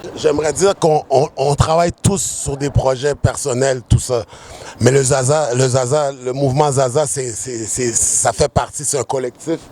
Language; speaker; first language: French; early bilingual, other home language; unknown